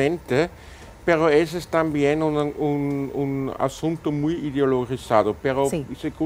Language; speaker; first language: Spanish; non-native, fluent; German